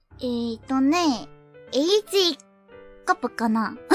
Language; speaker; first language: Japanese; non-native, learner; Korean